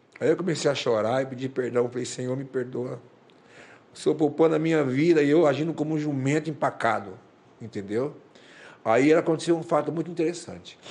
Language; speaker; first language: Portuguese; native; Portuguese